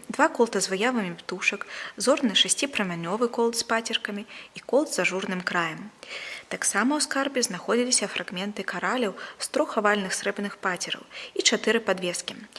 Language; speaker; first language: Belarusian; non-native, local second language; Russian